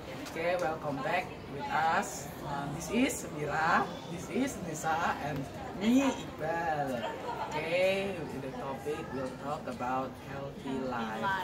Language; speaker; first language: English; non-native, learner; Indonesian